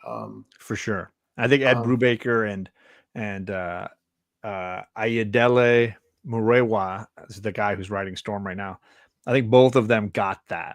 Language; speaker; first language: English; native; English